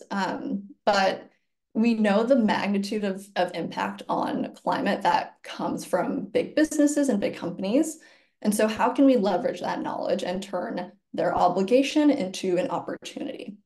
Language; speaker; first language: English; native; English